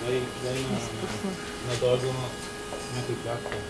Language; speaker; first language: Bulgarian; non-native, learner; Italian